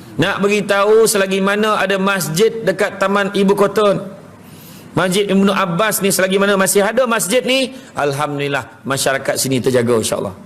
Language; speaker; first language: Malay; native; Malay